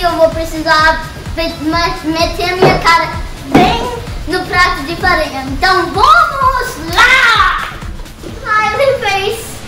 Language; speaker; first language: Portuguese; early bilingual, heritage; Portuguese